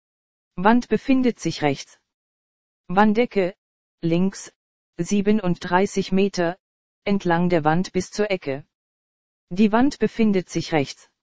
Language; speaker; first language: German; native; German